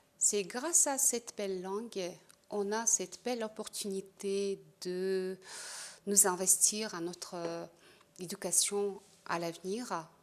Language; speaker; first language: French; non-native, fluent; Mongolian